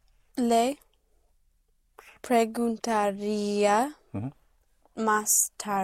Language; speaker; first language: Spanish; non-native, learner; English